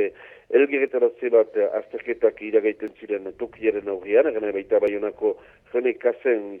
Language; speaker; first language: Basque; native; Basque